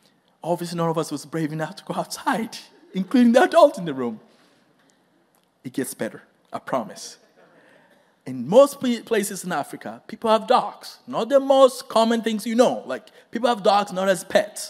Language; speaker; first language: English; non-native, local second language; Kinyarwanda